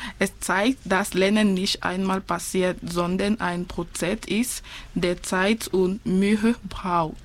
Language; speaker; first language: German; non-native, learner; French